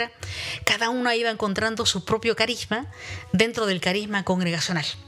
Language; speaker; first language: Spanish; native; Spanish